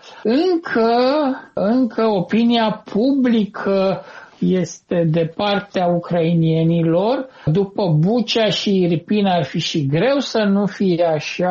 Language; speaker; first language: Romanian; native; Romanian